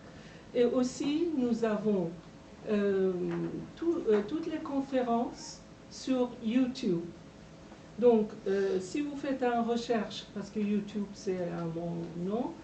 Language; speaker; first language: French; non-native, fluent; Persian